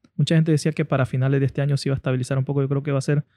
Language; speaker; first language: Spanish; native; Spanish